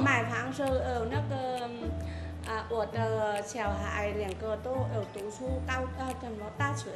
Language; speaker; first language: Chinese; non-native, learner; Vietnamese